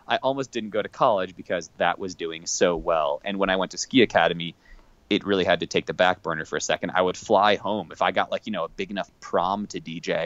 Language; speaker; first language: English; native; English